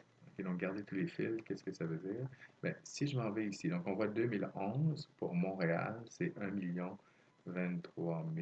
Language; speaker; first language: French; native; French